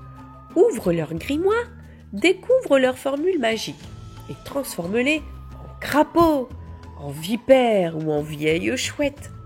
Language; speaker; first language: French; native; French